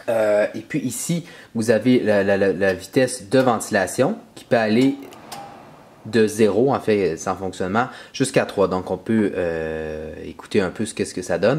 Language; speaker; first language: French; native; French